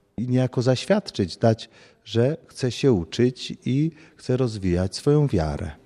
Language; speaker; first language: Polish; native; Polish